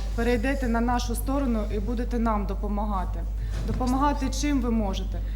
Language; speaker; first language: Ukrainian; non-native, local second language; Russian